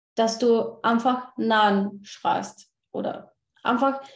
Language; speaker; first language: German; native; German